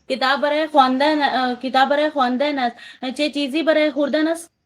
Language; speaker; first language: Persian; non-native, learner; Urdu